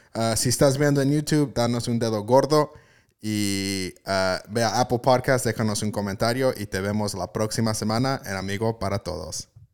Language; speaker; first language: Spanish; early bilingual, heritage; Spanish